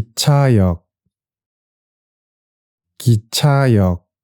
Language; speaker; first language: Korean; native; Korean